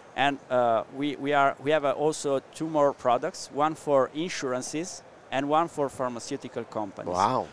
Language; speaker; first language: English; non-native, learner; Italian